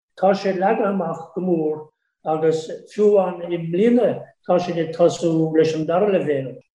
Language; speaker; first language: Irish; native; Irish